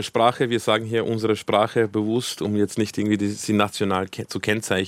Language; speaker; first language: German; early bilingual, other home language; Croatian